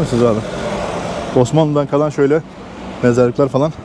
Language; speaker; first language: Turkish; native; Turkish